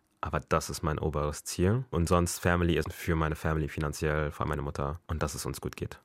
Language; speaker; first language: German; early bilingual, other home language; Akan